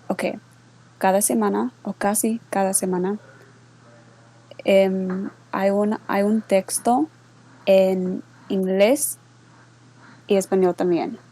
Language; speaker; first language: Spanish; non-native, learner; English